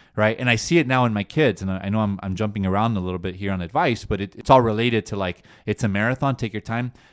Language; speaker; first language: English; early bilingual, other home language; Spanish